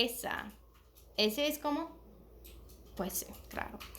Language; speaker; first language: Spanish; non-native, learner; English